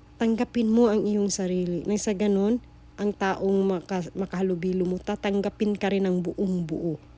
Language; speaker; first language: Filipino; non-native, local second language; Cebuano